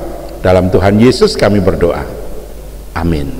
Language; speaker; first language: Indonesian; native; Indonesian